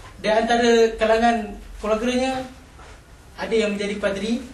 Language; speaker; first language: Malay; native; Malay